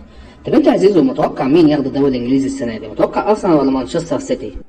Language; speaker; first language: Arabic; native; Arabic